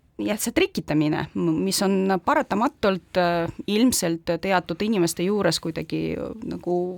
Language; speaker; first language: Estonian; non-native, local second language; Russian